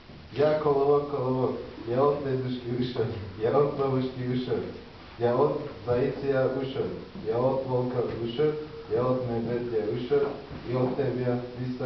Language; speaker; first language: Russian; non-native, learner; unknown